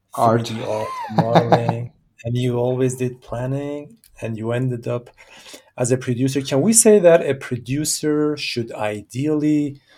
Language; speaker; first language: English; non-native, fluent; Persian